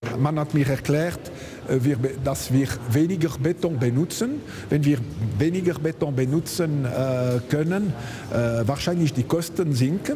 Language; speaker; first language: German; non-native, local second language; French